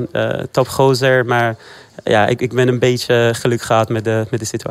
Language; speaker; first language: Dutch; early bilingual, other home language; Persian